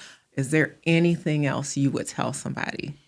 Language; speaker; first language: English; native; English